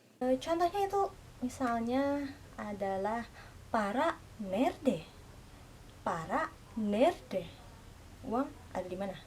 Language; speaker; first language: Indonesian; native; Indonesian